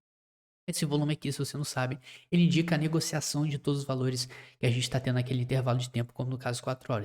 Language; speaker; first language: Portuguese; native; Portuguese